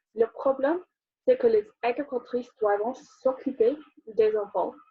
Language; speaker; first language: French; non-native, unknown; English